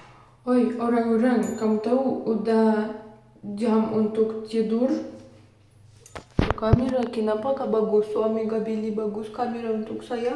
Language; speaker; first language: Indonesian; non-native, learner; Russian